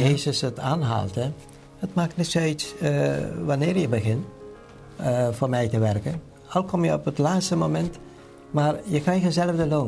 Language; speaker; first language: Dutch; native; Dutch